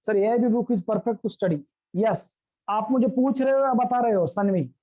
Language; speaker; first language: Hindi; non-native, local second language; Marathi